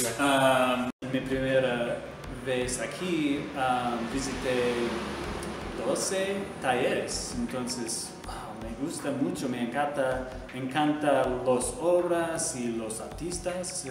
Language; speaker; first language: Spanish; non-native, learner; English